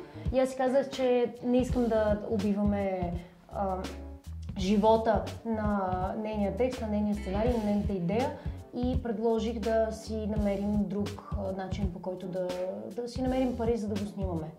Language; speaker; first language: Bulgarian; native; Bulgarian